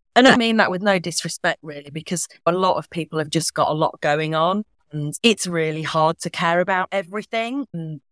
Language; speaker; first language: English; native; English